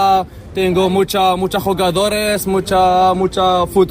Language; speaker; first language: Spanish; non-native, learner; Arabic